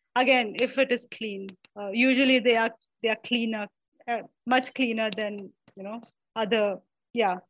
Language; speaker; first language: English; non-native, local second language; Malayalam